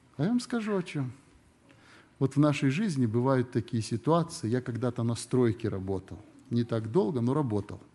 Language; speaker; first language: Russian; native; Russian